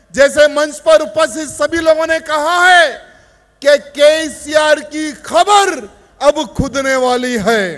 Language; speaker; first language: Hindi; native; Hindi